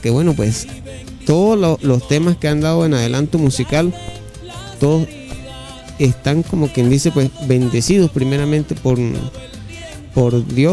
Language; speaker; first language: Spanish; native; Spanish